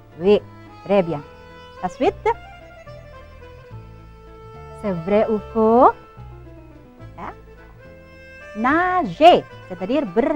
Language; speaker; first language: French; non-native, fluent; Indonesian